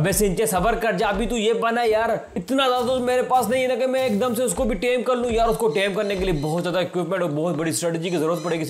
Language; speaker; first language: Hindi; native; Hindi